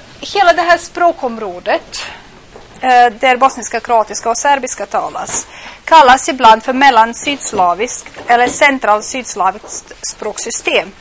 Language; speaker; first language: Swedish; non-native, fluent; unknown